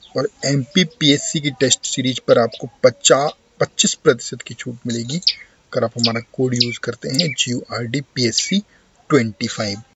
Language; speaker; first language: Hindi; native; Hindi